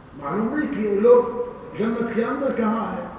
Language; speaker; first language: Urdu; non-native, learner; Arabic